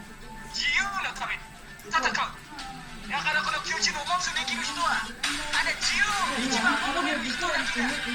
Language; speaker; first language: Japanese; non-native, learner; Indonesian